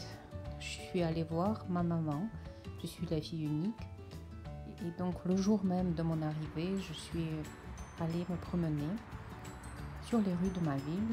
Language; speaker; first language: French; non-native, fluent; Russian